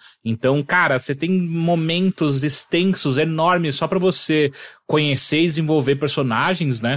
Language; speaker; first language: Portuguese; native; Portuguese